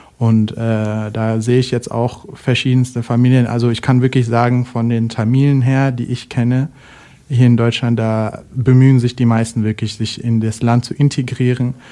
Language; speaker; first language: German; native; German